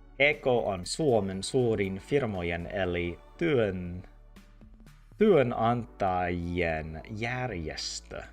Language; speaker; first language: Finnish; non-native, learner; English